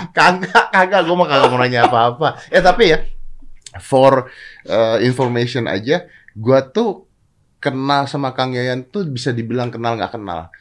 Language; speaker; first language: Indonesian; native; Indonesian